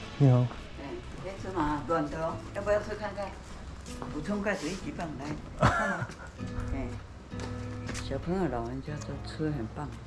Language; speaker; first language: Chinese; native; Chinese